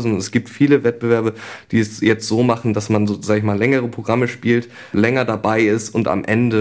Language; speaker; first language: German; native; German